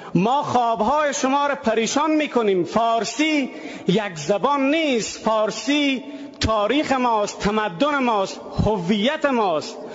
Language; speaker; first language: Persian; native; Persian